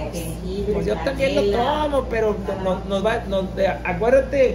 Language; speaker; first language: Spanish; native; Spanish